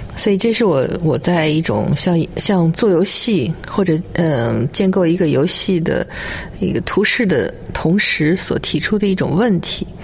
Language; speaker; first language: Chinese; native; Chinese